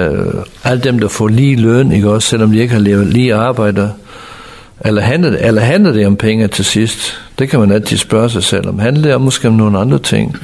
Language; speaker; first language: Danish; non-native, fluent; English